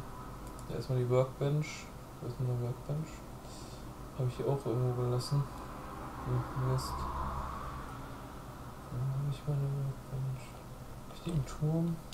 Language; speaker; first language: German; native; German